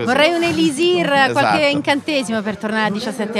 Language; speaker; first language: Italian; native; Italian